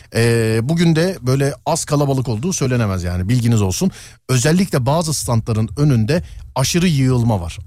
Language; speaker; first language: Turkish; native; Turkish